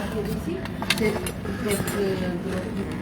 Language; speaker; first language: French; non-native, fluent; Portuguese